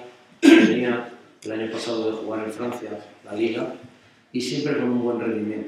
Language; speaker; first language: Spanish; native; Spanish